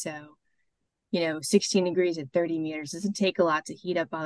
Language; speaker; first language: English; native; English